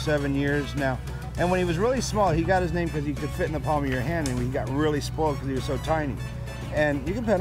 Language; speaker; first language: English; native; English